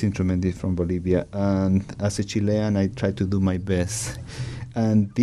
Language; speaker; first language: English; non-native, learner; Spanish